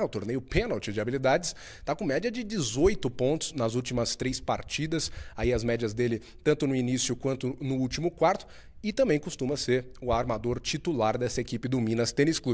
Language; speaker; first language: Portuguese; native; Portuguese